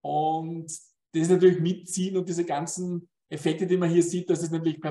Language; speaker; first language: German; native; German